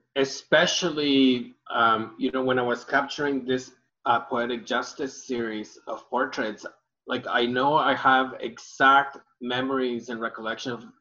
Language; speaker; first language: English; early bilingual, other home language; Spanish